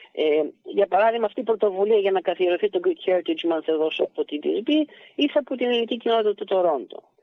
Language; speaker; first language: Greek; early bilingual, heritage; Greek